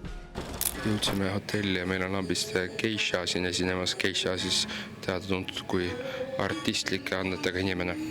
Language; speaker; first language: Estonian; native; Estonian